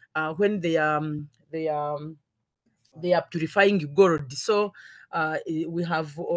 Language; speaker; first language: English; non-native, local second language; Ganda